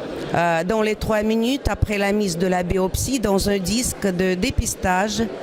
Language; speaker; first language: French; non-native, fluent; Russian